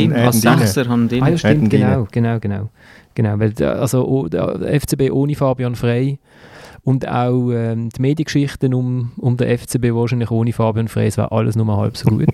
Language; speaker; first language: German; native; German